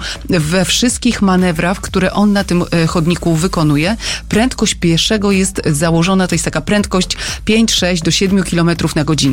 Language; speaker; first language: Polish; native; Polish